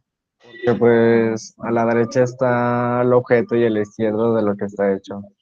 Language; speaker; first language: Spanish; native; Spanish